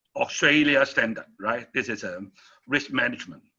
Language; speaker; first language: English; non-native, learner; Chinese